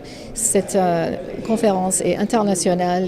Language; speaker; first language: French; non-native, fluent; English